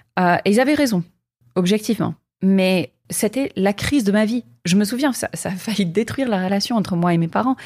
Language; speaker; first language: French; non-native, fluent; English